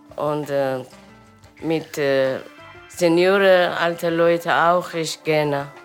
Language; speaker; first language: German; non-native, learner; Persian